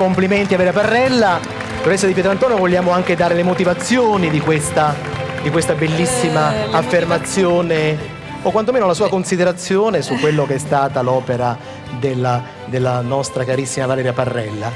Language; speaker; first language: Italian; native; Italian